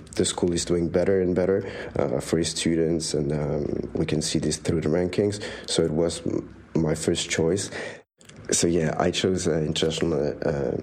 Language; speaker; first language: English; non-native, fluent; French